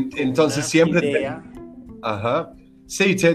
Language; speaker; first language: Spanish; non-native, fluent; English